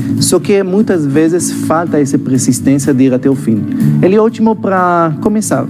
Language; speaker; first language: Portuguese; non-native, fluent; Hebrew